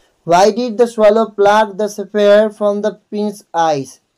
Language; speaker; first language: English; non-native, local second language; Bangla